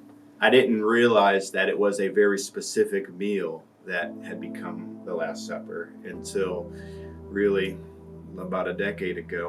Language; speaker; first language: English; native; English